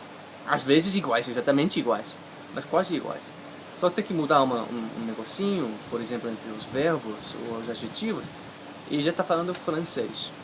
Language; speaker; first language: Portuguese; non-native, fluent; English